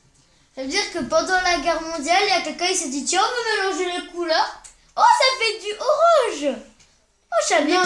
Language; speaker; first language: French; native; French